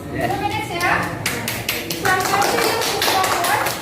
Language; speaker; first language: English; non-native, fluent; Indonesian